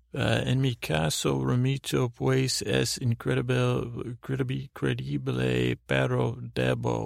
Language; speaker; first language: Spanish; non-native, learner; English